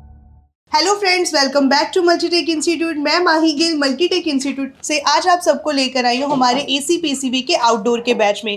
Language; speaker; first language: Hindi; native; Hindi